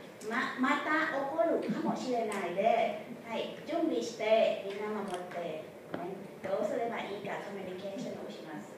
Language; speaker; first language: Japanese; non-native, fluent; Thai